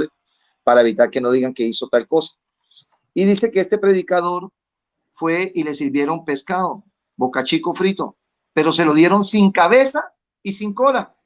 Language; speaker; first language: Spanish; native; Spanish